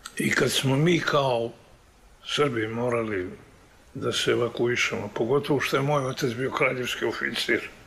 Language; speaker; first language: Serbian; native; Serbian